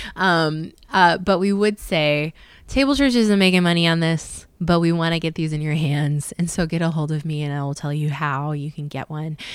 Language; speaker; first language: English; native; English